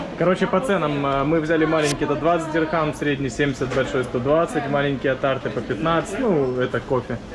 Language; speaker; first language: Russian; native; Russian